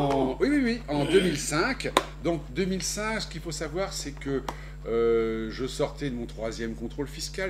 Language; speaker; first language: French; native; French